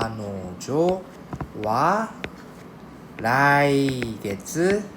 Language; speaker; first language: Japanese; non-native, fluent; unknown